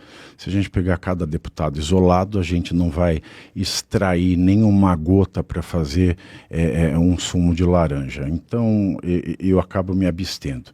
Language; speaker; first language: Portuguese; native; Portuguese